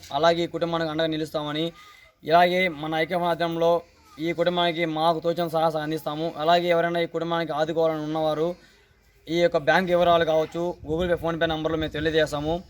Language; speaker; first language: Telugu; native; Telugu